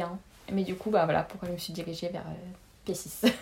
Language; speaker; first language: French; native; French